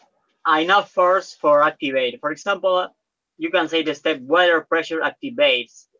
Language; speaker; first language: English; non-native, learner; Spanish